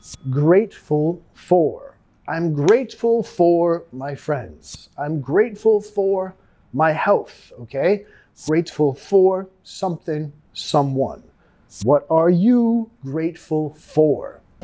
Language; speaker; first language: English; native; English